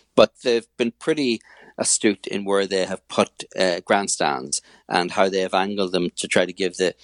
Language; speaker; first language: English; native; English